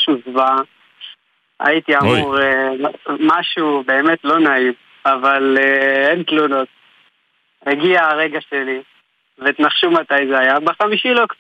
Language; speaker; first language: Hebrew; native; Hebrew